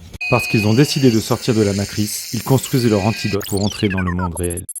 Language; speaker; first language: French; native; French